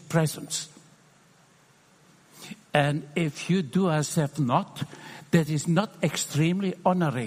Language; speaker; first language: English; non-native, fluent; Dutch